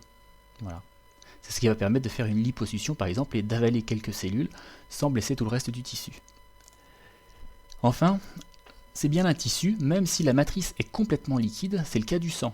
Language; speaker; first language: French; native; French